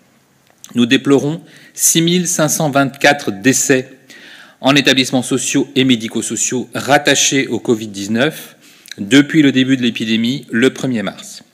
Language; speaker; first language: French; native; French